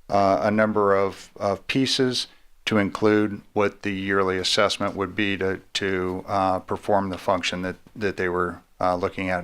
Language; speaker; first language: English; native; English